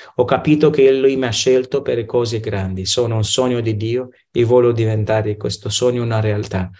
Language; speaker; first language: Italian; non-native, fluent; Romanian